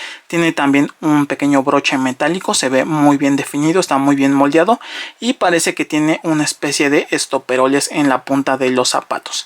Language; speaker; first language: Spanish; native; Spanish